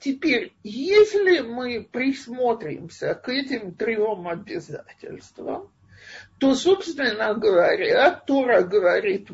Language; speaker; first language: Russian; native; Russian